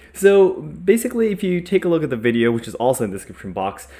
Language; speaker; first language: English; non-native, fluent; Japanese